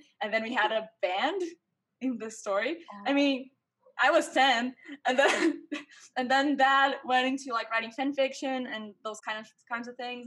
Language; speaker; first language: English; non-native, fluent; Portuguese